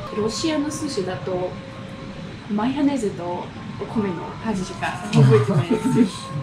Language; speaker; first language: Japanese; non-native, fluent; Russian